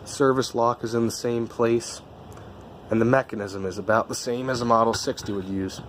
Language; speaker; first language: English; native; English